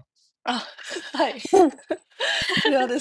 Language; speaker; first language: Japanese; non-native, fluent; Korean